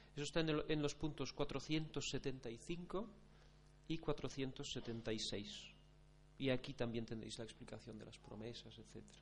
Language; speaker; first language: Spanish; non-native, fluent; Polish